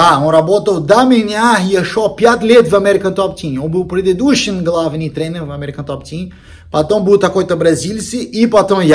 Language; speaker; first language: Russian; non-native, learner; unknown